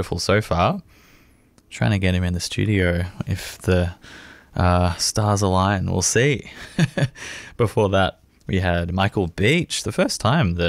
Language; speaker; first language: English; native; English